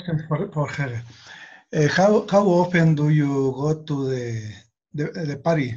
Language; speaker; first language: English; non-native, learner; Spanish